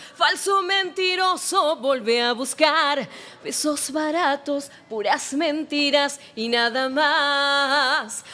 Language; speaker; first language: Spanish; native; Spanish